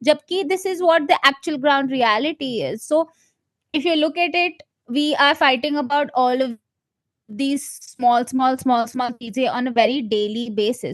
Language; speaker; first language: English; non-native, local second language; Malayalam